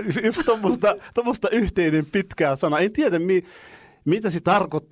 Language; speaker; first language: Finnish; non-native, fluent; Arabic